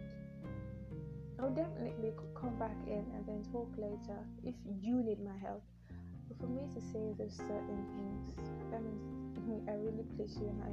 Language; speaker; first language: English; non-native, local second language; Yoruba